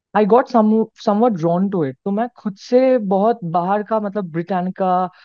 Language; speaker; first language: Hindi; non-native, local second language; Bangla